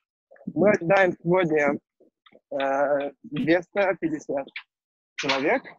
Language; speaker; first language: Russian; non-native, learner; Turkish